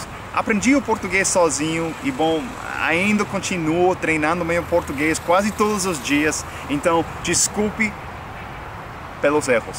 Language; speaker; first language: Portuguese; non-native, fluent; English